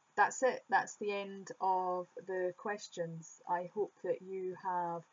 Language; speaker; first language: English; native; English